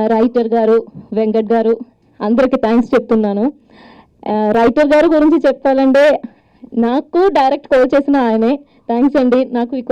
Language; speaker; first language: Telugu; non-native, learner; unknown